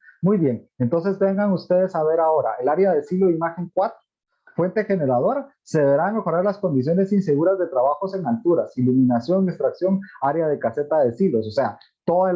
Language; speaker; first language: Spanish; native; Spanish